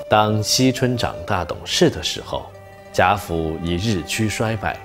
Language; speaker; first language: Chinese; native; Chinese